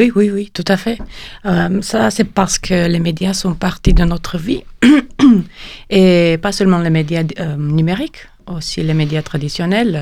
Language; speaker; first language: French; non-native, fluent; Romanian